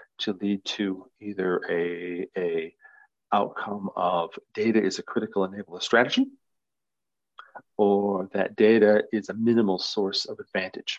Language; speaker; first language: English; native; English